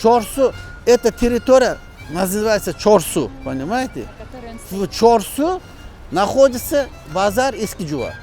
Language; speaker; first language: Russian; non-native, local second language; Uzbek